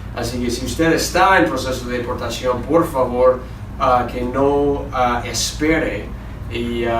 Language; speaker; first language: Spanish; non-native, fluent; English